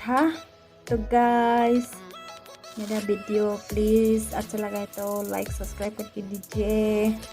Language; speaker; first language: Hindi; non-native, local second language; Bodo